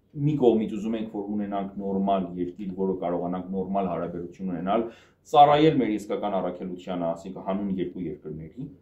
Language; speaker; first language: Armenian; native; Armenian